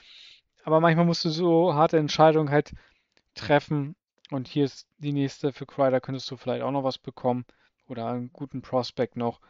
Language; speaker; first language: German; native; German